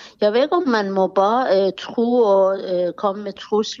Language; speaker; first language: Danish; non-native, fluent; Persian